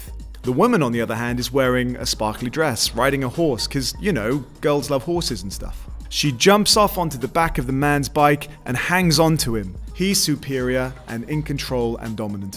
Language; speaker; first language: English; native; English